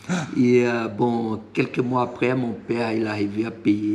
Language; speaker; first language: French; non-native, fluent; Portuguese